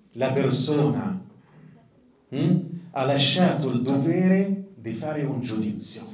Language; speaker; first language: Italian; non-native, fluent; Arabic